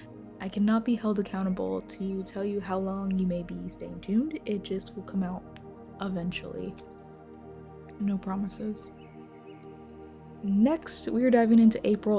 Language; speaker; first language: English; native; English